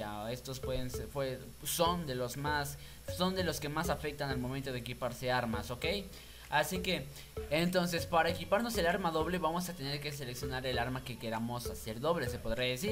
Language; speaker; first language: Spanish; native; Spanish